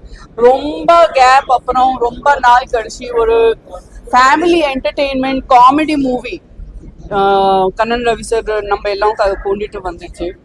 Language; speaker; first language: Tamil; non-native, fluent; Gujarati